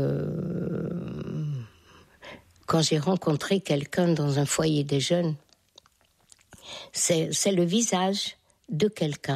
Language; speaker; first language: French; non-native, fluent; Hungarian